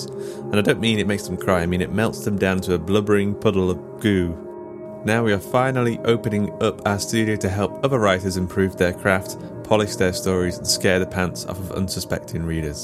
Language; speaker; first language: English; native; English